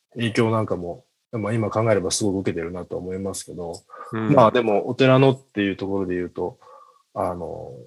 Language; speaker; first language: Japanese; native; Japanese